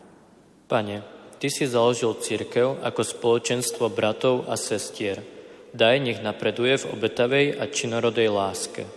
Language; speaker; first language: Slovak; native; Slovak